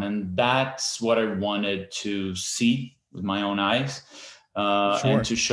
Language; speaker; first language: English; non-native, fluent; Portuguese